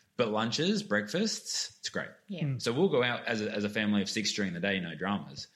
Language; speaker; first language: English; native; English